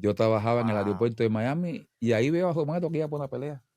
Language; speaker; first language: Spanish; native; Spanish